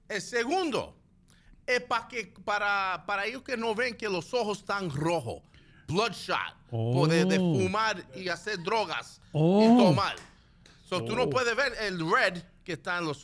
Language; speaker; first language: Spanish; early bilingual, heritage; Spanish